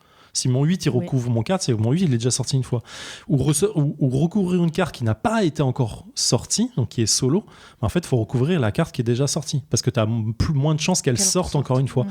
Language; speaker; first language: French; native; French